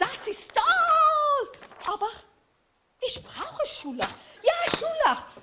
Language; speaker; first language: German; non-native, fluent; Portuguese